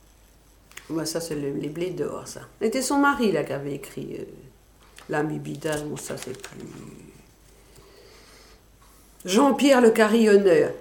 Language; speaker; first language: French; native; French